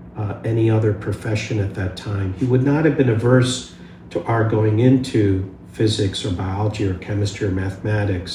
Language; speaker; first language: English; early bilingual, other home language; Hindi